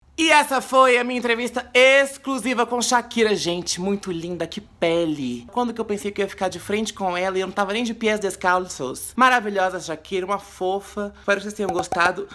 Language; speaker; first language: Portuguese; native; Portuguese